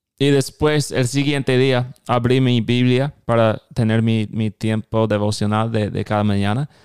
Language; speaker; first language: Spanish; non-native, fluent; English